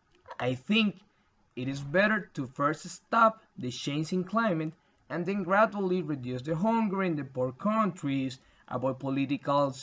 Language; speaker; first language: English; non-native, learner; Spanish